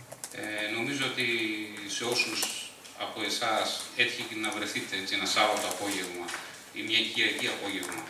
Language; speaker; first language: Greek; native; Greek